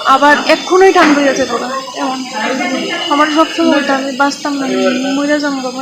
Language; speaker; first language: Bangla; native; Bangla